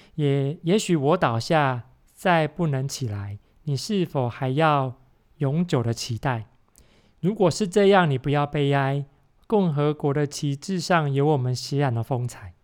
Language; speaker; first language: Chinese; native; Chinese